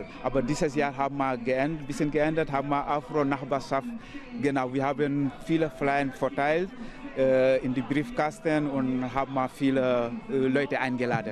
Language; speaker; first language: German; non-native, learner; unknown